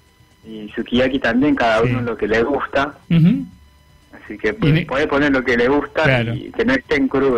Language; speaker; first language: Spanish; non-native, fluent; Japanese